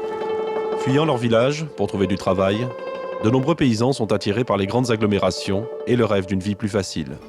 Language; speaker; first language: French; native; French